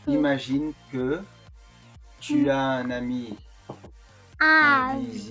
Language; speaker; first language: French; native; French